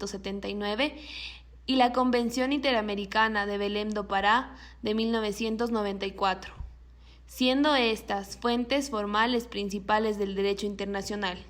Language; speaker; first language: Spanish; native; Spanish